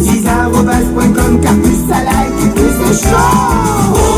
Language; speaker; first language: French; native; French